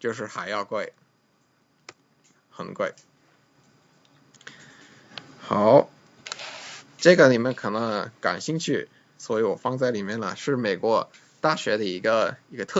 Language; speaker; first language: Chinese; non-native, fluent; English